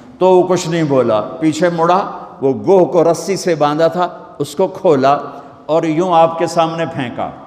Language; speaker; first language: Urdu; non-native, local second language; Punjabi